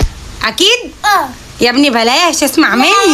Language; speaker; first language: Arabic; native; Arabic